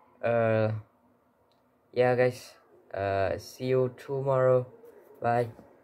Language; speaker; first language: English; non-native, learner; Indonesian